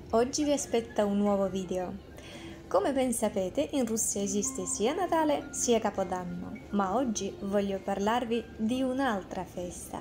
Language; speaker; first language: Italian; non-native, fluent; Russian